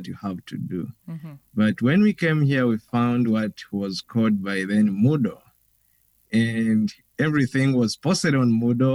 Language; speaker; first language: English; non-native, local second language; Ganda